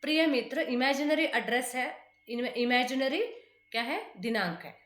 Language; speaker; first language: Hindi; non-native, local second language; Kannada